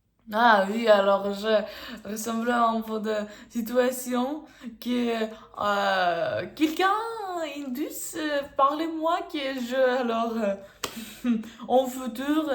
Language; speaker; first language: French; non-native, learner; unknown